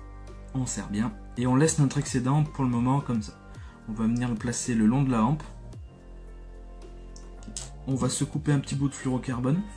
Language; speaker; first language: French; native; French